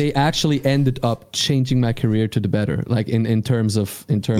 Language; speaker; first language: English; non-native, fluent; Swiss German